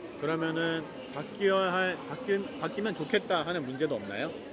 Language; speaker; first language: Korean; native; Korean